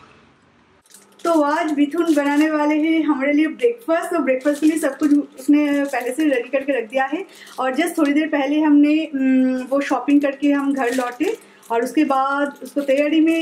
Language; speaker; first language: Hindi; non-native, local second language; Bangla